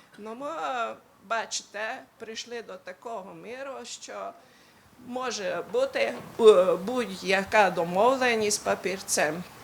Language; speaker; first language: Ukrainian; non-native, local second language; Hungarian